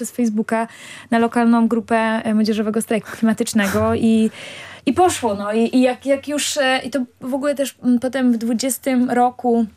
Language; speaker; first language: Polish; native; Polish